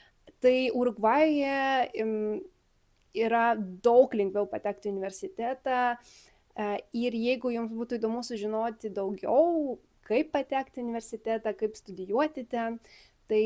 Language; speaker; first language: Lithuanian; early bilingual, other home language; Spanish